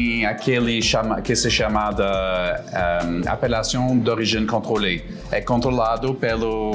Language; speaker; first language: Portuguese; non-native, fluent; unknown